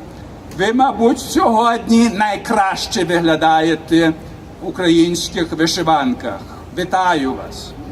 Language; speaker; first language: Ukrainian; early bilingual, heritage; Ukrainian